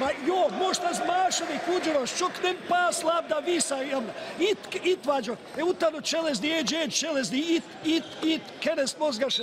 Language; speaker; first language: Hungarian; non-native, learner; Russian